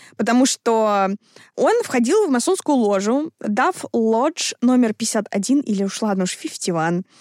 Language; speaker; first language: Russian; native; Russian